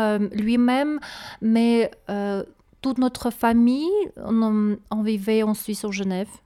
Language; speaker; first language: French; non-native, learner; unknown